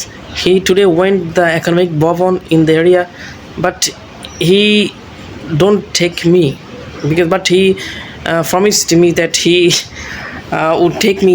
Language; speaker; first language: English; non-native, learner; Bangla